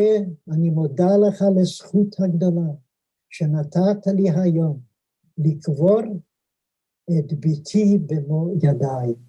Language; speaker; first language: Hebrew; non-native, fluent; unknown